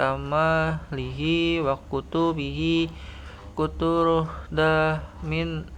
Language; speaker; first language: Arabic; non-native, learner; Indonesian